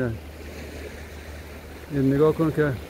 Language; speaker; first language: Persian; native; Persian